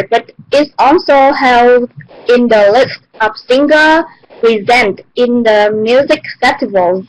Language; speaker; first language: English; non-native, learner; Vietnamese